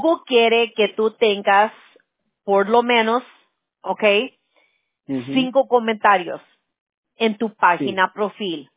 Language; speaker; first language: Spanish; early bilingual, heritage; Spanish